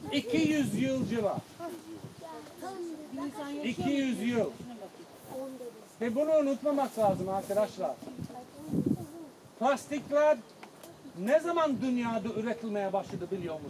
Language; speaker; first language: Turkish; non-native, fluent; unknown